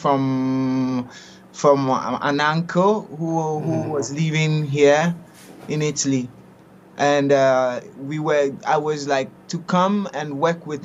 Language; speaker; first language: English; non-native, local second language; Akan